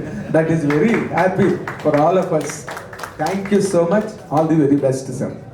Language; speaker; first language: Telugu; native; Telugu